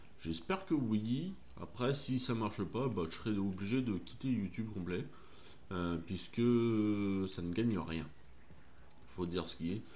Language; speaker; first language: French; native; French